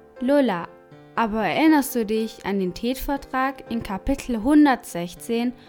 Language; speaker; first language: German; non-native, fluent; Spanish